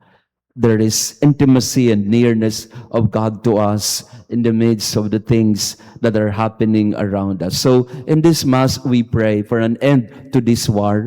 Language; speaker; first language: English; non-native, local second language; Filipino